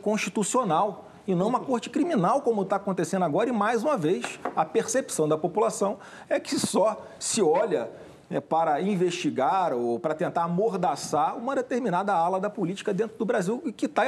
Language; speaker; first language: Portuguese; native; Portuguese